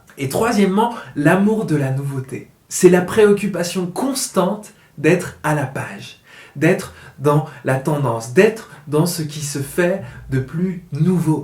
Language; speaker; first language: French; native; French